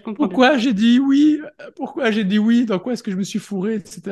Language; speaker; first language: French; native; French